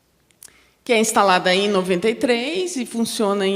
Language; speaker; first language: Portuguese; native; Portuguese